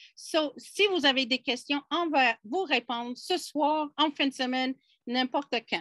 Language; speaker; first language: French; non-native, fluent; English